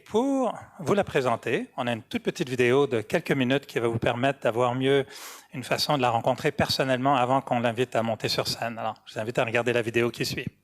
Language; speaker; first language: French; native; French